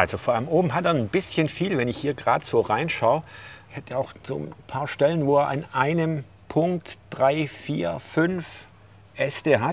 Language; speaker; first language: German; native; German